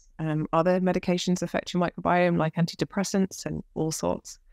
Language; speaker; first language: English; native; English